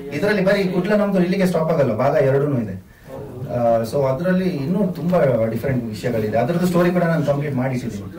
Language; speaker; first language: Kannada; non-native, local second language; Tulu